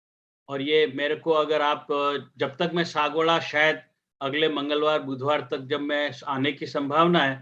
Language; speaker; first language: Hindi; native; Hindi